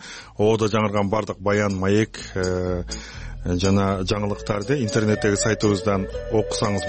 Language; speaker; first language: Kyrgyz; native; Kyrgyz